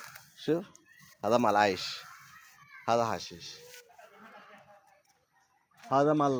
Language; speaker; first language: Arabic; non-native, learner; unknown